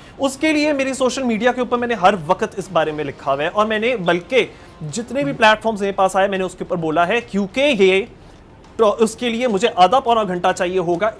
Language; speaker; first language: Hindi; native; Hindi